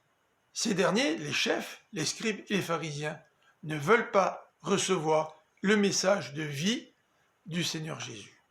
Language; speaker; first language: French; native; French